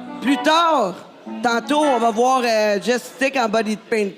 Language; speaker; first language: French; native; French